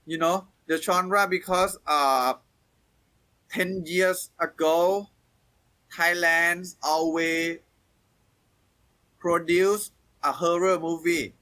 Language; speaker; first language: English; non-native, learner; Thai